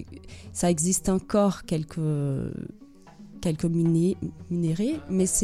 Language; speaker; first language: French; non-native, fluent; Portuguese